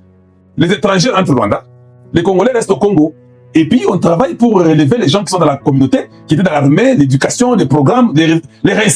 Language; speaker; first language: French; non-native, local second language; Lingala